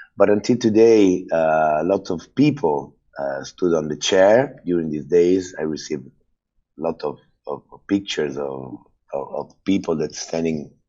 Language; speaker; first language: English; non-native, fluent; Italian